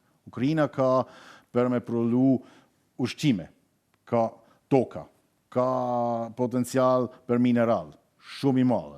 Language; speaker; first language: Albanian; non-native, learner; German